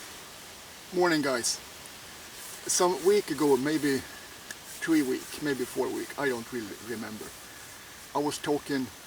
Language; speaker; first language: English; non-native, fluent; Swedish